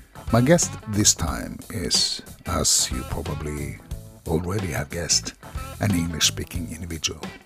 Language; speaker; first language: English; non-native, fluent; Norwegian